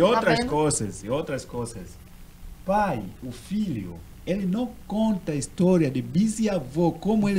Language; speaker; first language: Portuguese; non-native, learner; Swahili